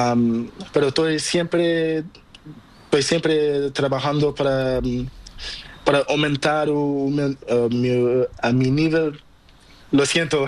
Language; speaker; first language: Spanish; non-native, learner; Portuguese